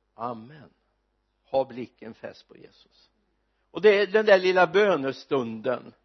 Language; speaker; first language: Swedish; native; Swedish